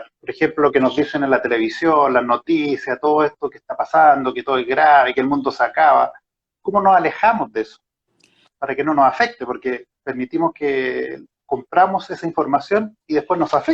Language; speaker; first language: Spanish; native; Spanish